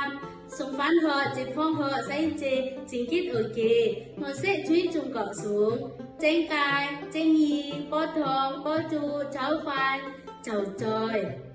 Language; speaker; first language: Cantonese; non-native, learner; Indonesian